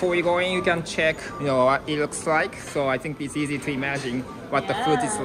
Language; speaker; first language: English; non-native, learner; Japanese